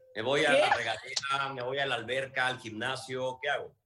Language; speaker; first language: Spanish; native; Spanish